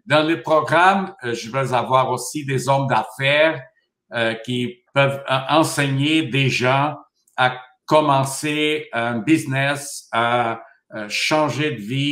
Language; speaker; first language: French; non-native, fluent; Portuguese